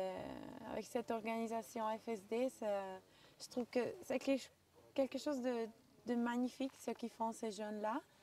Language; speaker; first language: French; non-native, local second language; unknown